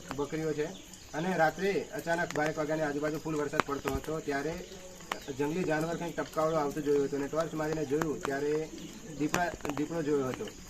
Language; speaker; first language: Gujarati; non-native, local second language; Rathawi